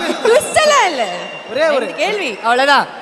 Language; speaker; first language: Tamil; native; Tamil